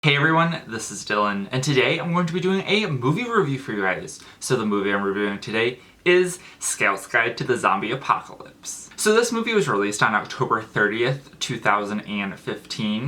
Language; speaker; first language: English; native; English